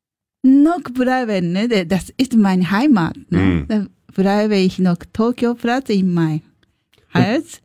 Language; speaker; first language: German; non-native, learner; Japanese